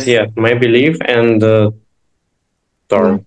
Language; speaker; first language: English; non-native, learner; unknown